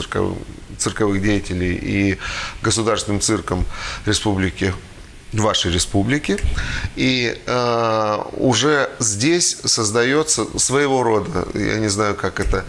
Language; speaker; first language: Russian; native; Russian